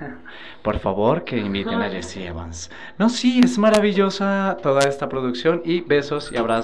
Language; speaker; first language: Spanish; native; Spanish